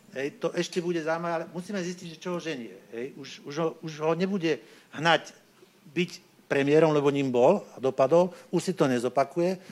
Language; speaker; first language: Slovak; native; Slovak